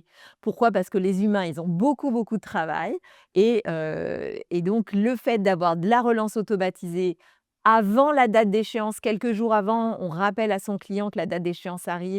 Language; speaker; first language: French; native; French